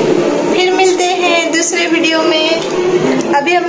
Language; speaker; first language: Hindi; native; Hindi